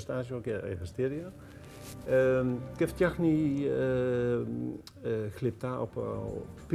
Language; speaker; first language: Greek; non-native, learner; Dutch